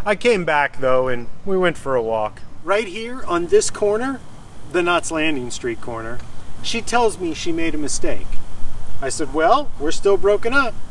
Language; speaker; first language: English; native; English